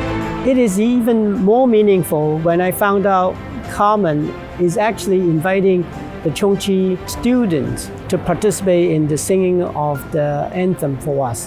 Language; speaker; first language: English; non-native, local second language; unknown